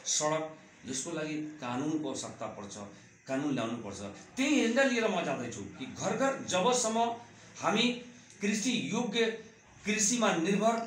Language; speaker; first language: Nepali; non-native, local second language; Bhojpuri